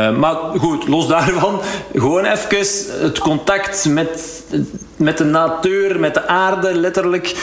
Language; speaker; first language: Dutch; native; Dutch